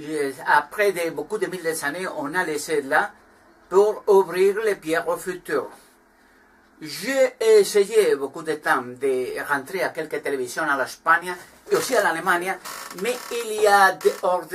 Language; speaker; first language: French; non-native, learner; Spanish